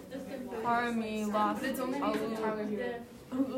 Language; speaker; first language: Spanish; non-native, learner; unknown